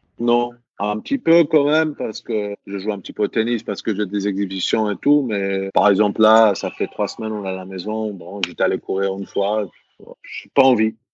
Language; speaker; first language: French; non-native, fluent; Greek